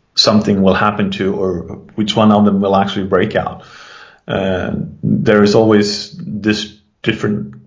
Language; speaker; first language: English; non-native, fluent; Swedish